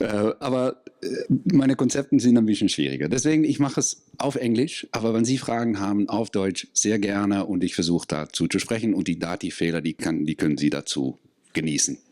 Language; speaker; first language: German; non-native, fluent; Dutch